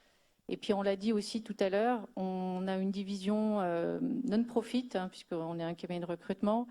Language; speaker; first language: French; native; French